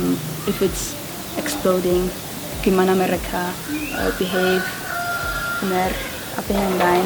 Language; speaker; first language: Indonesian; non-native, fluent; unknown